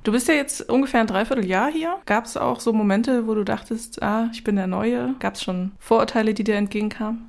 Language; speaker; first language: German; native; German